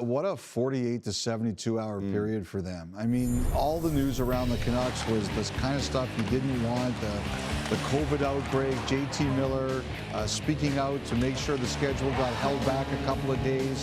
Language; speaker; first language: English; native; English